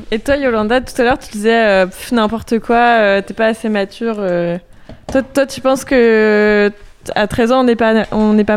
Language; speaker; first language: French; native; French